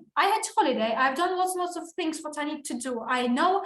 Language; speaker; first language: English; non-native, fluent; Ukrainian